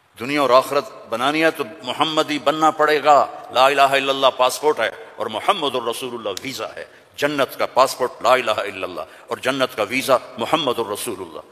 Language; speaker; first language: Urdu; non-native, local second language; Punjabi